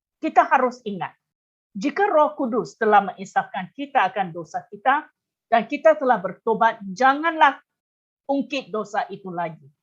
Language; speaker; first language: Malay; non-native, local second language; Chinese